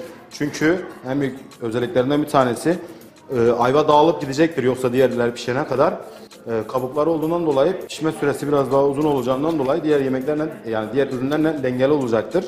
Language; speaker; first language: Turkish; native; Turkish